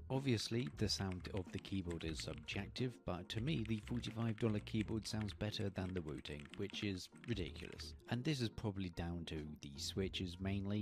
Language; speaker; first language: English; native; English